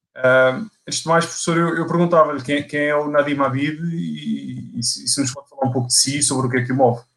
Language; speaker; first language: Portuguese; native; Portuguese